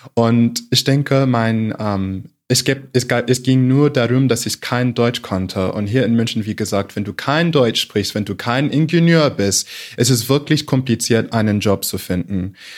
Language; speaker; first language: German; non-native, fluent; English